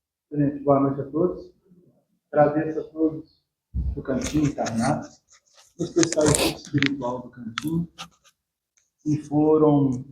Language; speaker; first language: Portuguese; native; Portuguese